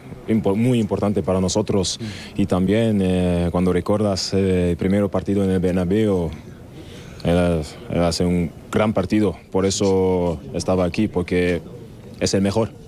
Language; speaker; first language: Spanish; non-native, learner; German